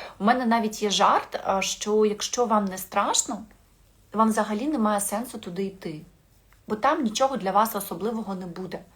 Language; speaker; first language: Ukrainian; non-native, local second language; Russian